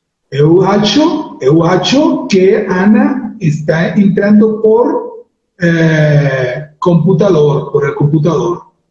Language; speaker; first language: Portuguese; non-native, learner; Spanish